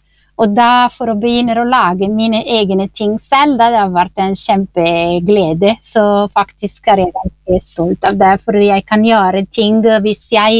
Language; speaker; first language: Norwegian; non-native, fluent; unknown